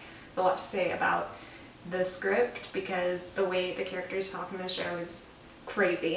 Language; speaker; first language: English; native; English